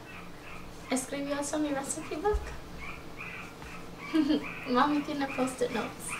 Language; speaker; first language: Spanish; early bilingual, heritage; Spanish